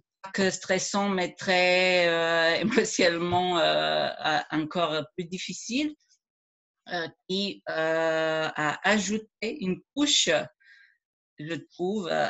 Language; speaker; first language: French; non-native, fluent; Croatian